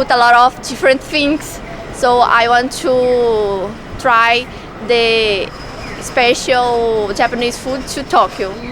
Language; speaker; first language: English; non-native, learner; Portuguese